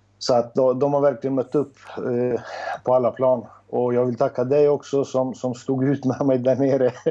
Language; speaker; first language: Swedish; early bilingual, other home language; Albanian